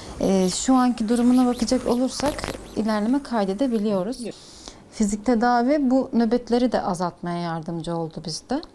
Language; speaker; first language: Turkish; native; Turkish